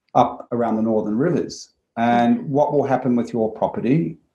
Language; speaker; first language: English; native; English